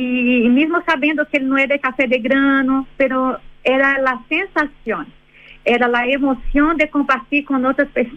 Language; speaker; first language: Spanish; non-native, fluent; Portuguese